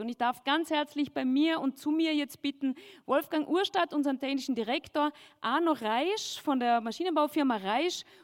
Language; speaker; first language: German; native; German